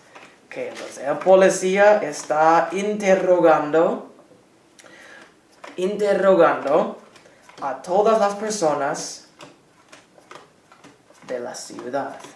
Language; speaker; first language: Spanish; non-native, fluent; English